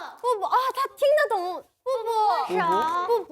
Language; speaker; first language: Chinese; native; Chinese